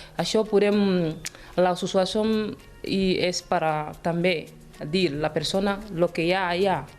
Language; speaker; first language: Catalan; non-native, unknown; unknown